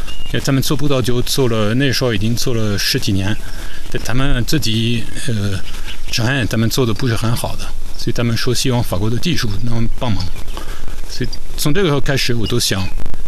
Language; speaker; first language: Chinese; non-native, fluent; French